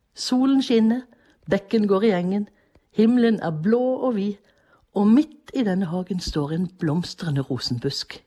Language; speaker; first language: Norwegian; early bilingual, other home language; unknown